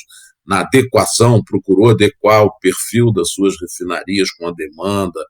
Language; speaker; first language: Portuguese; native; Portuguese